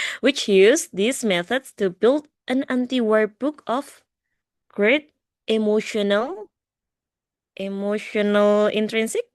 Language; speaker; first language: English; non-native, learner; Indonesian